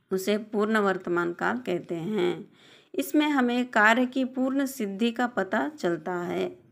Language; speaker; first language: Hindi; non-native, local second language; Telugu